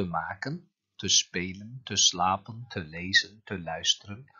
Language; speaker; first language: Dutch; non-native, fluent; Turkish